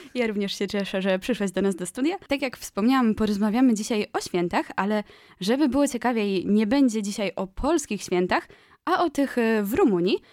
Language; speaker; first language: Polish; native; Polish